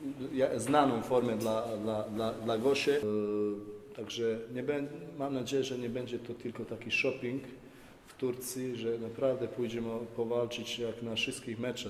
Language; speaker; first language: Polish; non-native, fluent; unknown